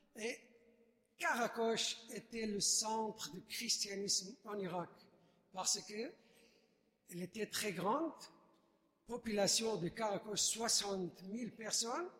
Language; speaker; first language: French; non-native, fluent; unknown